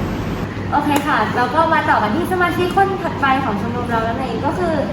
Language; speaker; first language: Thai; native; Thai